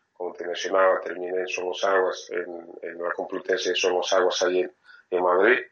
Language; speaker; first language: Spanish; non-native, fluent; French